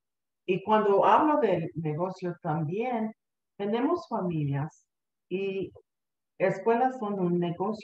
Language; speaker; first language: Spanish; early bilingual, heritage; Spanish